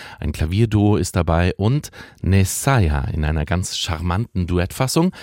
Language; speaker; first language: German; native; German